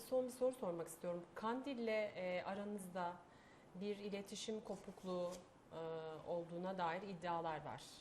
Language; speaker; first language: Turkish; native; Turkish